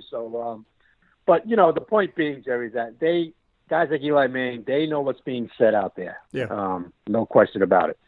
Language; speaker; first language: English; native; English